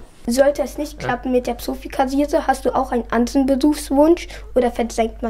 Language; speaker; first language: German; native; German